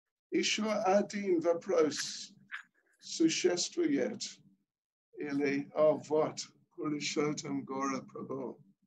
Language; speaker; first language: Russian; non-native, learner; English